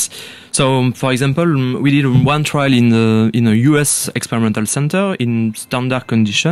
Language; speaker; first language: English; non-native, fluent; French